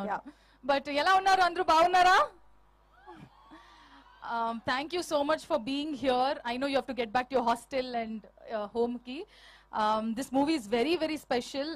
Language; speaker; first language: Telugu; non-native, learner; Kannada